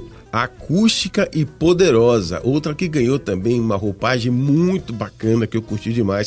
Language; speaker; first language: Portuguese; native; Portuguese